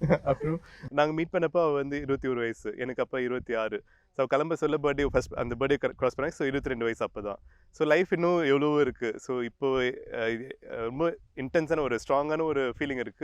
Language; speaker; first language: Tamil; native; Tamil